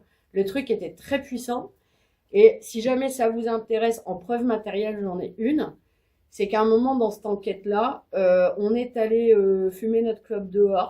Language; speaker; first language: French; native; French